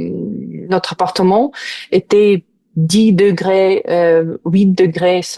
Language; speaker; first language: French; non-native, fluent; Ukrainian